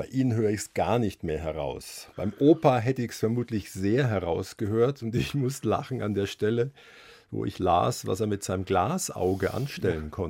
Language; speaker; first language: German; native; German